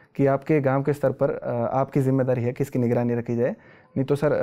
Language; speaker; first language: Hindi; native; Hindi